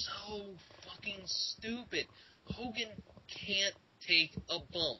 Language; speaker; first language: English; native; English